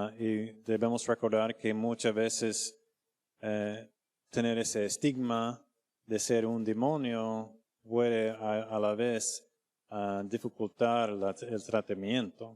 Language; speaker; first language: Spanish; non-native, fluent; English